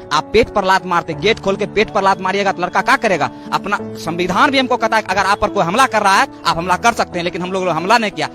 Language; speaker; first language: Hindi; native; Hindi